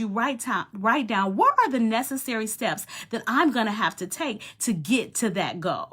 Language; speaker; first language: English; native; English